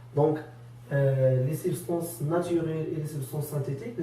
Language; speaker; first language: French; non-native, local second language; Arabic